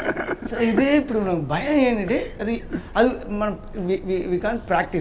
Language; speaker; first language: Telugu; non-native, learner; Tamil